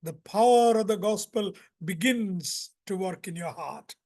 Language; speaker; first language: English; non-native, local second language; Hindi